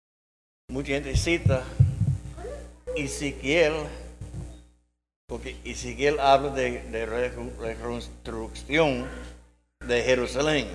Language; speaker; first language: Spanish; non-native, learner; English